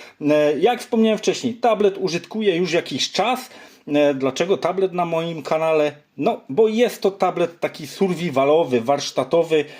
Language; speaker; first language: Polish; native; Polish